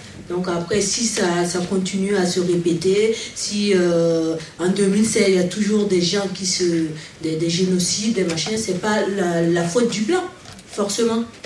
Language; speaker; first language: French; non-native, local second language; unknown